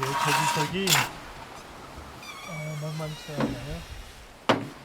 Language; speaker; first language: Korean; non-native, fluent; Russian